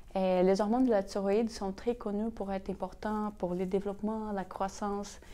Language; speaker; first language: French; non-native, fluent; Portuguese